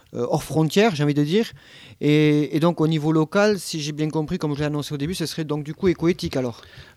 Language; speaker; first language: French; native; French